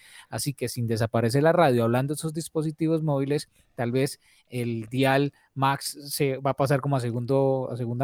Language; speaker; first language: Spanish; native; Spanish